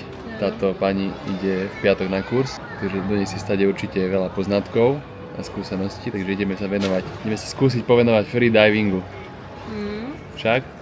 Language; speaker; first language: Slovak; native; Slovak